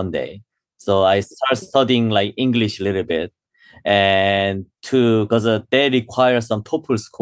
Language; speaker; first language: English; non-native, learner; Korean